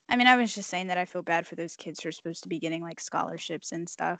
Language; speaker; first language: English; native; English